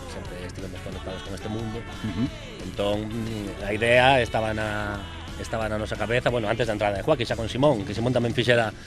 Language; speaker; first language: Galician; native; Galician